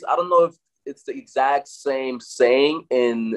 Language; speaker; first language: English; non-native, fluent; German